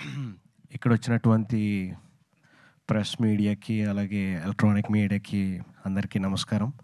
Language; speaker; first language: Telugu; native; Telugu